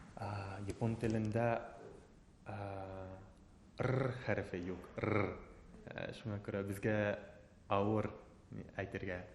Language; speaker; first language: Tatar; non-native, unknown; Japanese